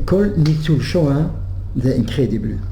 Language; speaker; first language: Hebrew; non-native, fluent; French